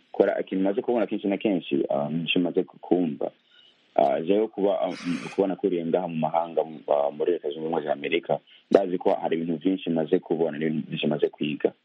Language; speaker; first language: Rundi; early bilingual, heritage; Rundi